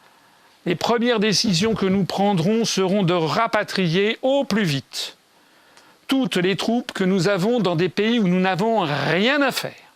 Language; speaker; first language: French; native; French